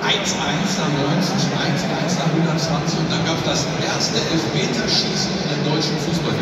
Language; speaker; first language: German; native; German